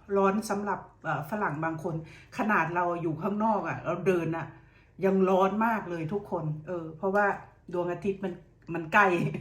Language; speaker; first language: Thai; native; Thai